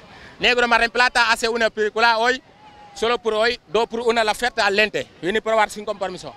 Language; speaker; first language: Spanish; non-native, learner; Wolof